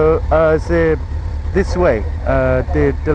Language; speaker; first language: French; non-native, learner; English